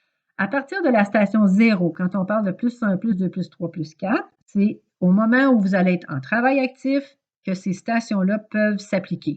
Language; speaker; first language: French; native; French